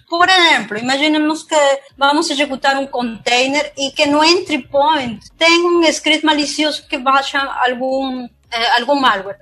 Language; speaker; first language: Portuguese; non-native, fluent; Spanish